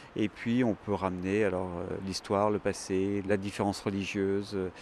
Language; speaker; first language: French; native; French